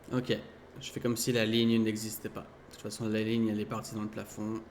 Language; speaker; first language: French; native; French